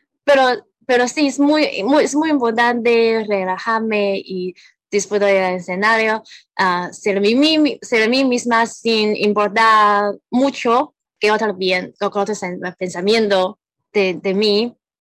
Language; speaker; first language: Spanish; non-native, learner; Cantonese